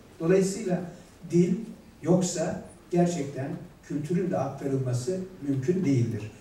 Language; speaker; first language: Turkish; native; Turkish